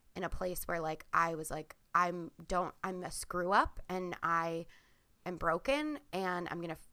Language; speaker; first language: English; native; English